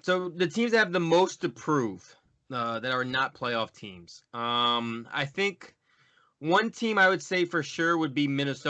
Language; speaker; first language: English; native; English